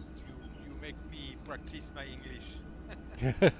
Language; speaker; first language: English; non-native, learner; French